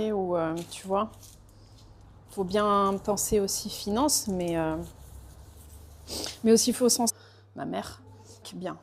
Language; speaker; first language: French; native; French